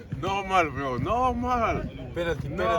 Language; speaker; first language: English; non-native, learner; Portuguese